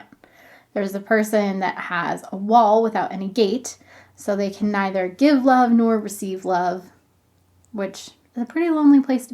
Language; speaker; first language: English; native; English